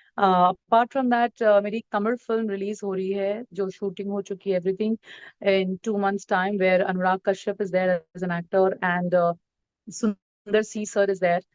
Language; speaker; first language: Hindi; non-native, local second language; Bhojpuri